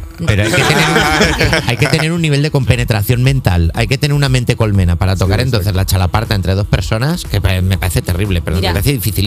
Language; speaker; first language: Spanish; native; Spanish